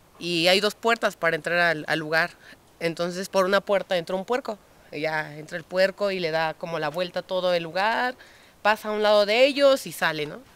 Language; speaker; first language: Spanish; native; Spanish